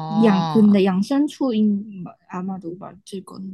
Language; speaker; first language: Korean; non-native, learner; Chinese